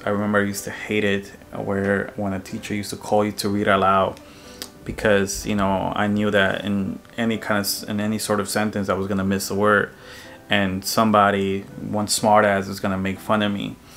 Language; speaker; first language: English; early bilingual, other home language; Spanish